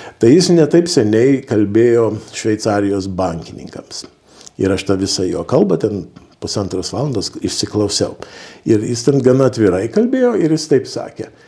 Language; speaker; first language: Lithuanian; early bilingual, heritage; Lithuanian